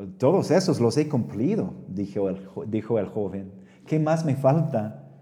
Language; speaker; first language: Spanish; non-native, fluent; English